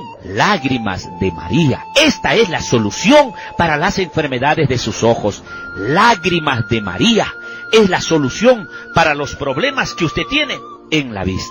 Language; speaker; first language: Spanish; native; Spanish